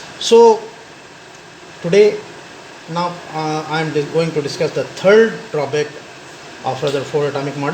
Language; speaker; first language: English; non-native, local second language; Pashto